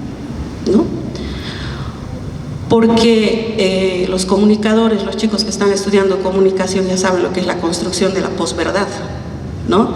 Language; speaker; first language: Spanish; native; Spanish